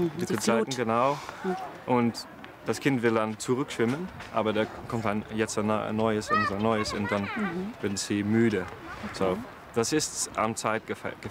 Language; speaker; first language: German; non-native, learner; Dutch